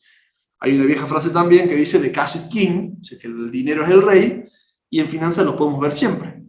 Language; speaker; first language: Spanish; native; Spanish